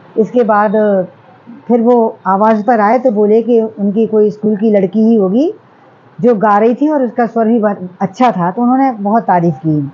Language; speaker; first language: Hindi; native; Hindi